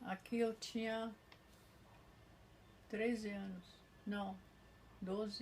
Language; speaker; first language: Portuguese; non-native, fluent; Polish